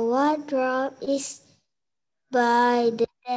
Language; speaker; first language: English; non-native, learner; Indonesian